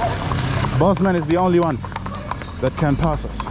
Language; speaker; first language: English; non-native, fluent; German